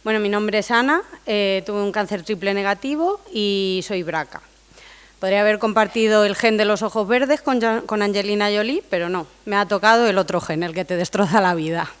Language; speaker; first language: Spanish; native; Spanish